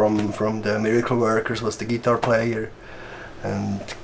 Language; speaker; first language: English; non-native, fluent; Swiss German